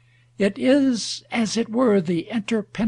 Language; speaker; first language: English; native; English